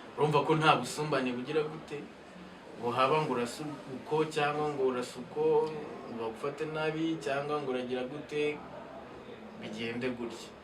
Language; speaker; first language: Kinyarwanda; non-native, fluent; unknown